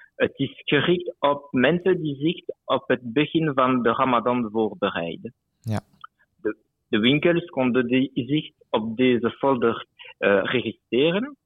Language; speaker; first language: Dutch; non-native, local second language; French